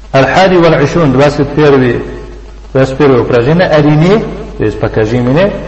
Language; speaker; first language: Arabic; non-native, fluent; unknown